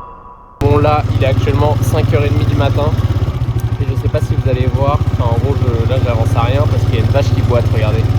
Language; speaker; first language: French; native; French